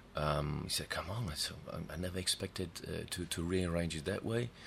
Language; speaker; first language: English; non-native, fluent; German